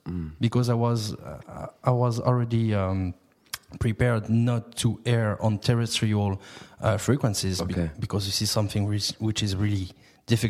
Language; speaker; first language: English; non-native, fluent; French